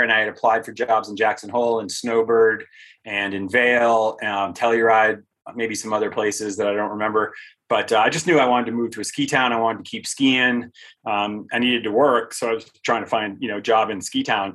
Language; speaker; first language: English; native; English